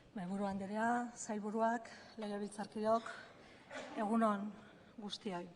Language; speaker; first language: Basque; native; Basque